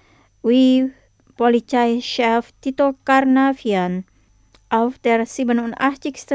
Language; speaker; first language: German; non-native, fluent; Indonesian